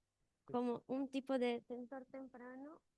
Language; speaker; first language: Portuguese; non-native, learner; Spanish